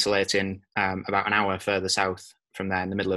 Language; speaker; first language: English; native; English